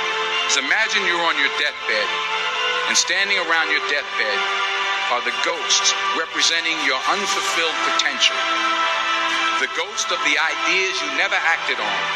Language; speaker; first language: English; native; English